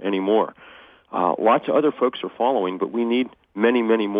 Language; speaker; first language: English; native; English